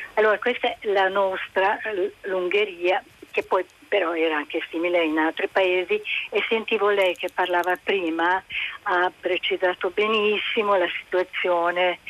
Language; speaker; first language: Italian; non-native, fluent; Hungarian